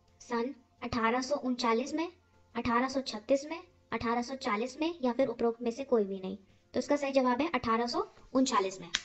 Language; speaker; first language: Hindi; native; Hindi